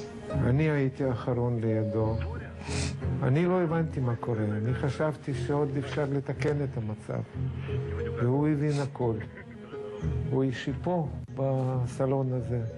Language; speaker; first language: Hebrew; non-native, fluent; Russian